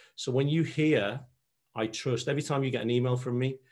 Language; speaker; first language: English; native; English